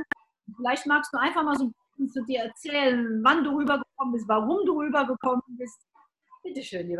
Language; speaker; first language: German; native; German